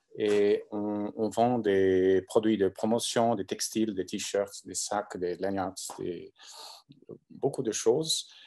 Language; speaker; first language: French; non-native, local second language; German